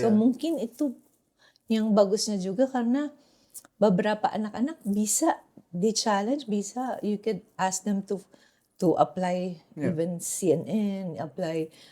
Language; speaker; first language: Indonesian; non-native, fluent; Filipino